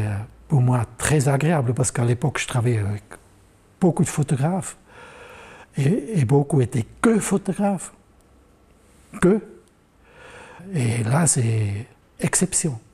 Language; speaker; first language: French; non-native, local second language; German